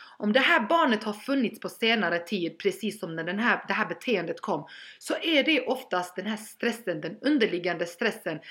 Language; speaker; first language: Swedish; early bilingual, other home language; Albanian